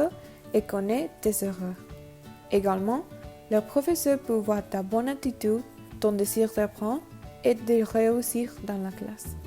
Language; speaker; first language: French; non-native, learner; Spanish